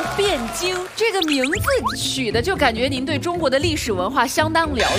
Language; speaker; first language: Chinese; native; Chinese